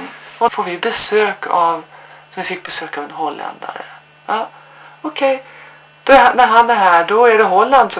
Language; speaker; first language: Swedish; native; Swedish